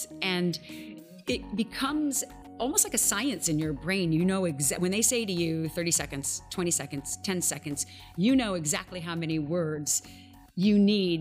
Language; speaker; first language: English; native; English